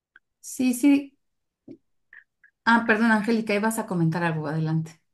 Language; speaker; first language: Spanish; native; Spanish